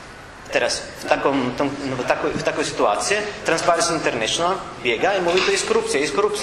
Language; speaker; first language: Polish; non-native, learner; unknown